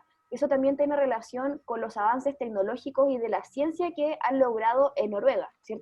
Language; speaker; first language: Spanish; native; Spanish